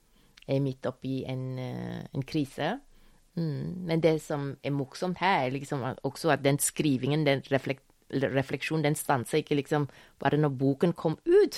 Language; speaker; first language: Norwegian; non-native, fluent; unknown